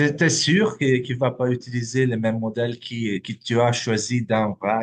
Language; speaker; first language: French; non-native, fluent; Italian